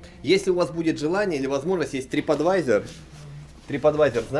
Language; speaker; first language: Russian; native; Russian